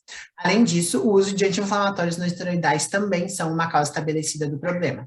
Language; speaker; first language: Portuguese; native; Portuguese